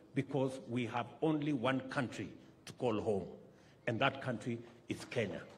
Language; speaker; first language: English; non-native, local second language; Kalenjin